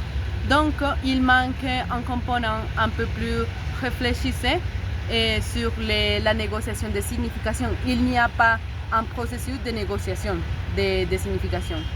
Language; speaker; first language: French; non-native, learner; Spanish